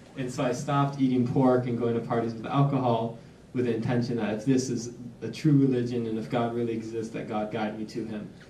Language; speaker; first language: English; native; English